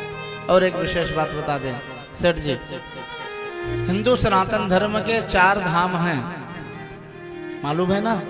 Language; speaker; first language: Hindi; native; Hindi